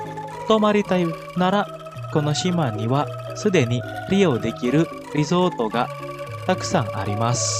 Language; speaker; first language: Japanese; non-native, fluent; Indonesian